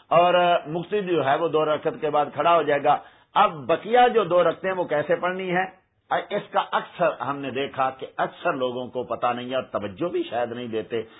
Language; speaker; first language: Urdu; native; Urdu